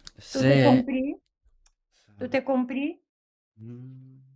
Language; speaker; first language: French; non-native, fluent; Russian